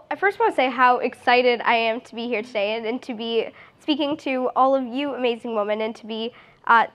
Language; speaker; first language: English; native; English